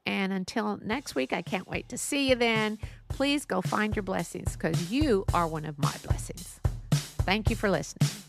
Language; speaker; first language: English; native; English